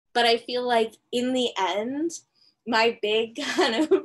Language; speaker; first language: English; native; English